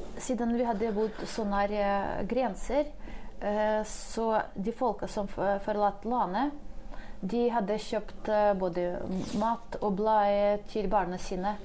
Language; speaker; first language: Norwegian; non-native, fluent; Ukrainian